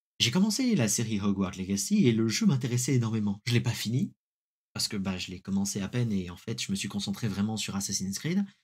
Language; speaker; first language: French; native; French